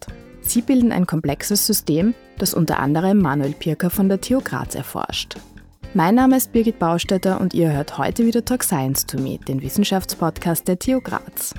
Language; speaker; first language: German; native; German